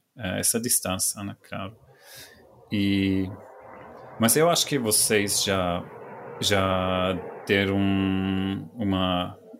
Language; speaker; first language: Portuguese; non-native, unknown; German